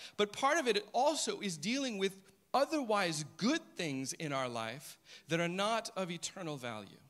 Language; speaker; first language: English; native; English